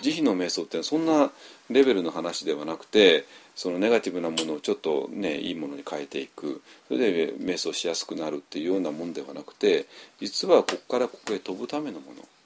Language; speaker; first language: Japanese; native; Japanese